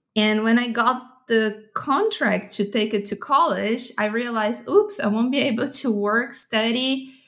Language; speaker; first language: English; non-native, fluent; Portuguese